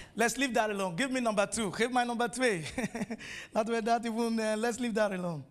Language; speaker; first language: Dutch; non-native, fluent; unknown